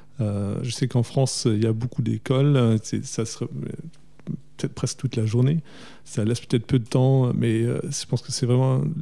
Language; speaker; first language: French; non-native, fluent; German